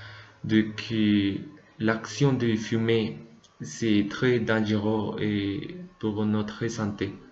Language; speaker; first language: French; non-native, learner; Spanish